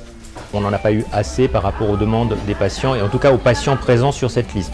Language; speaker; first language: French; native; French